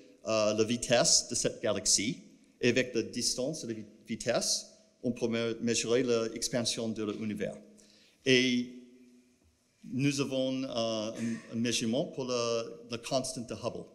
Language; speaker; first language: French; non-native, fluent; English